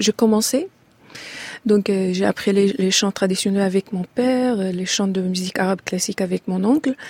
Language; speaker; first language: French; non-native, fluent; Arabic